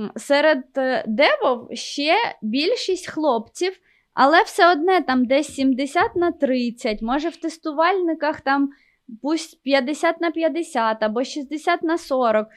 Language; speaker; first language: Ukrainian; non-native, local second language; Russian